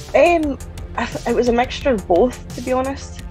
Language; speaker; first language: English; native; English